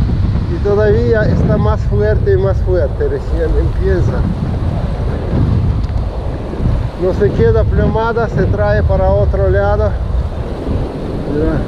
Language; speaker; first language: Spanish; non-native, fluent; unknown